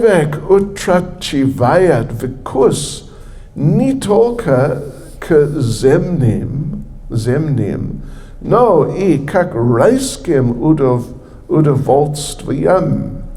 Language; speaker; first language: Russian; non-native, learner; English